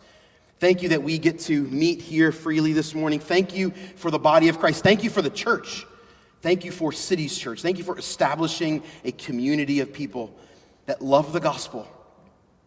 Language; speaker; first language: English; native; English